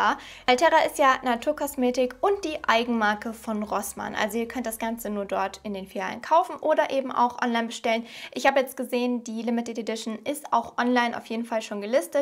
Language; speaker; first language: German; native; German